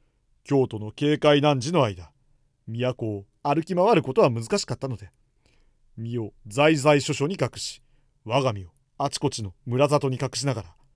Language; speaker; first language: Japanese; native; Japanese